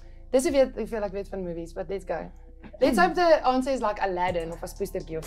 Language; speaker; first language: English; non-native, local second language; Afrikaans